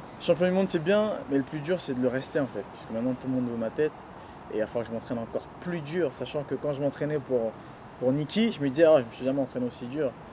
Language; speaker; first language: French; early bilingual, other home language; Duala